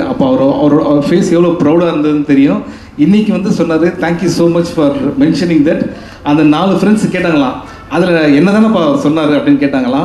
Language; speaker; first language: Tamil; native; Tamil